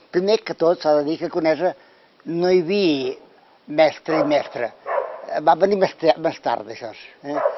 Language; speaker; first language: Catalan; native; Catalan